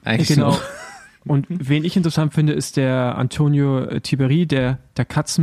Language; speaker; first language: German; native; German